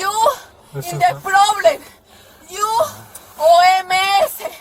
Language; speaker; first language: English; non-native, learner; Spanish